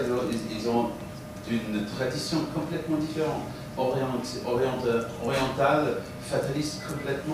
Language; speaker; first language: French; non-native, fluent; English